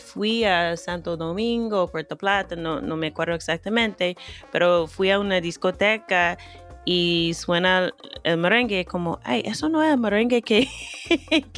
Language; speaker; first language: Spanish; non-native, fluent; English